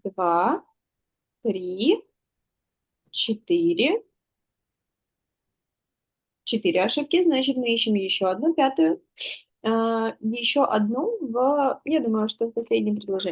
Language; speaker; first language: Russian; native; Russian